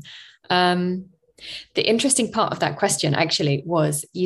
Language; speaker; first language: English; native; English